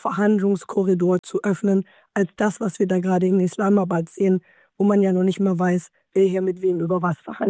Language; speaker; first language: German; native; German